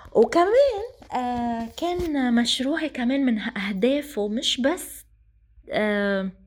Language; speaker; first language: Arabic; native; Arabic